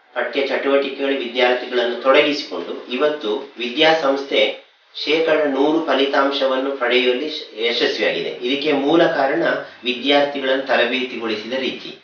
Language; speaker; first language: Kannada; native; Kannada